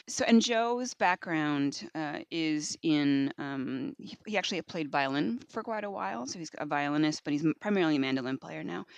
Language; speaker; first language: English; native; English